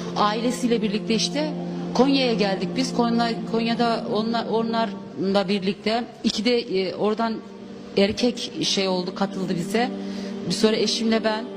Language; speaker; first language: Turkish; native; Turkish